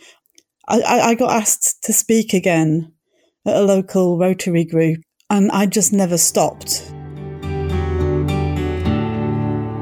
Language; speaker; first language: English; native; English